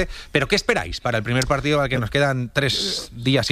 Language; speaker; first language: Spanish; native; Spanish